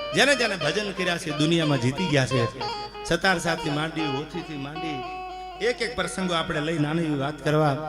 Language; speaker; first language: Gujarati; native; Gujarati